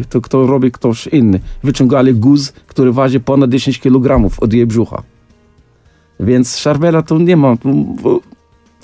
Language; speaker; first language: Polish; non-native, fluent; Arabic